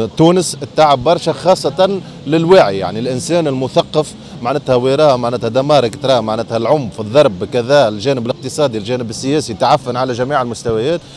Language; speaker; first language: Arabic; native; Arabic